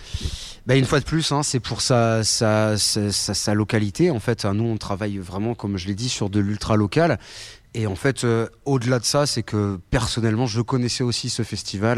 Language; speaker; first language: French; native; French